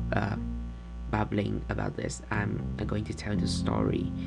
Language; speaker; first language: English; non-native, fluent; Vietnamese